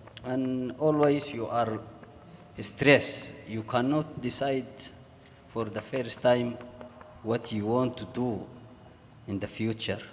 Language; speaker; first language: English; non-native, learner; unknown